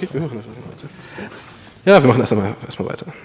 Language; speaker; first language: German; native; German